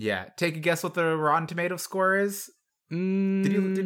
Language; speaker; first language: English; native; English